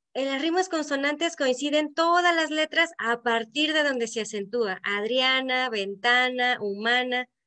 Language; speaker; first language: Spanish; native; Spanish